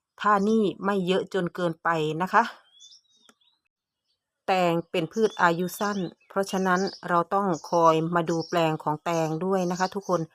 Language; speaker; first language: Thai; native; Thai